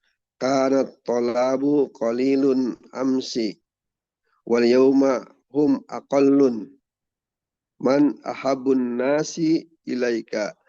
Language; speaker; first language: Arabic; non-native, learner; Indonesian